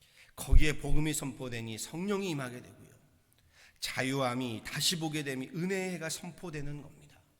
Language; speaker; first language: Korean; native; Korean